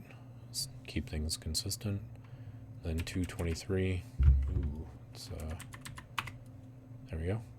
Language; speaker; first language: English; native; English